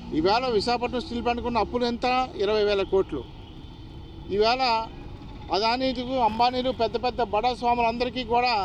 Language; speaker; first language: Telugu; native; Telugu